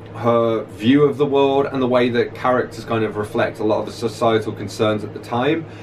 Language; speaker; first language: English; native; English